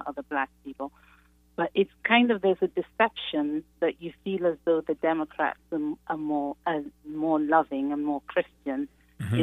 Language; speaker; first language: English; non-native, local second language; Yoruba